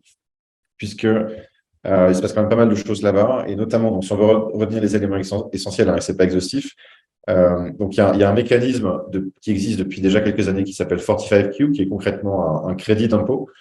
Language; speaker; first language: French; native; French